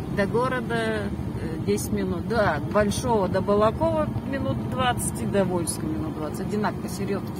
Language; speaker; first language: Russian; native; Russian